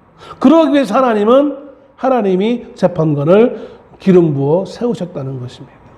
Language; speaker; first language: Korean; native; Korean